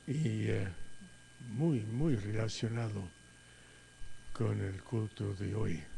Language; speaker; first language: Spanish; non-native, fluent; English